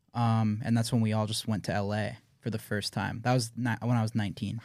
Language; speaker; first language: English; native; English